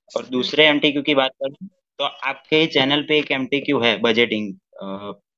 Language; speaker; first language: Hindi; non-native, local second language; Gujarati